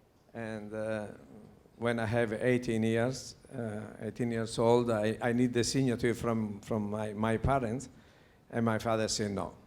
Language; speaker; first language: English; non-native, learner; Italian